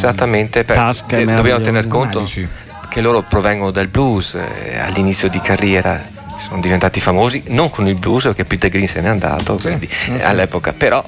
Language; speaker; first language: Italian; native; Italian